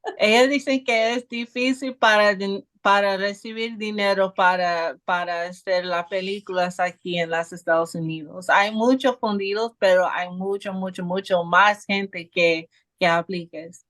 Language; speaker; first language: Spanish; non-native, learner; English